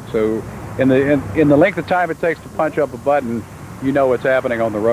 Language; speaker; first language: English; native; English